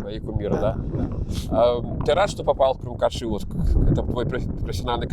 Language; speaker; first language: Russian; native; Russian